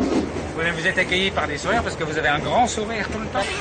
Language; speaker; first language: French; native; French